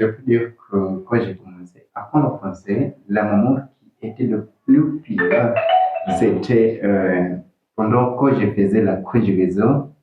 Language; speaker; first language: French; non-native, learner; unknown